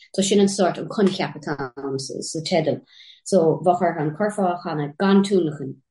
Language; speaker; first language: Irish; native; Irish